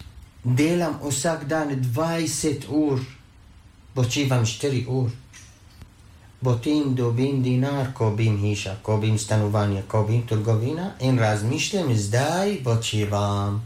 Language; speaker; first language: Slovenian; non-native, learner; Arabic